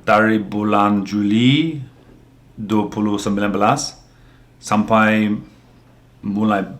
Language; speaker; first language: Indonesian; non-native, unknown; English